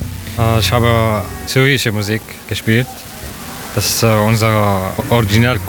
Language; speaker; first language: German; non-native, learner; Arabic